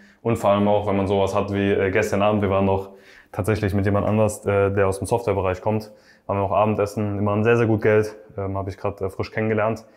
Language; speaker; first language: German; native; German